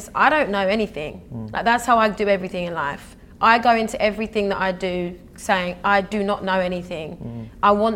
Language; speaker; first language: English; native; English